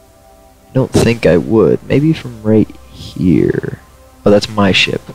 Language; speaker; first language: English; native; English